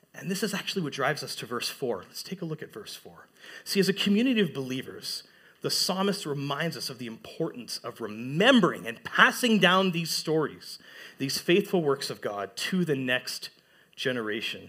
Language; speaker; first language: English; native; English